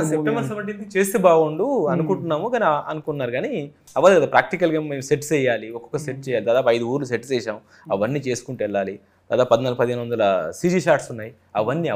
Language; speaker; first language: Telugu; native; Telugu